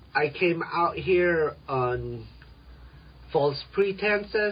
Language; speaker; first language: English; early bilingual, other home language; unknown